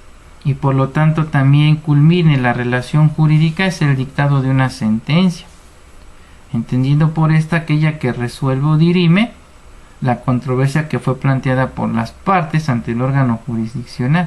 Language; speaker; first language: Spanish; native; Spanish